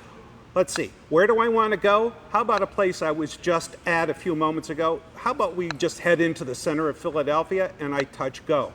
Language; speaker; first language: English; native; English